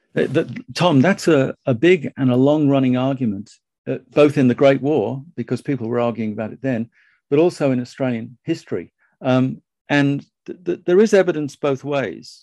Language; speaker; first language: English; native; English